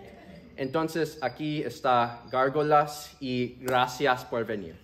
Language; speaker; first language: Spanish; early bilingual, heritage; Spanish